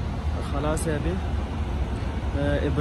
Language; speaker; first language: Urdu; non-native, learner; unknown